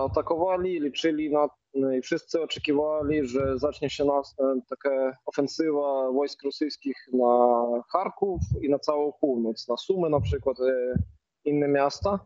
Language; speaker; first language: Polish; non-native, fluent; Ukrainian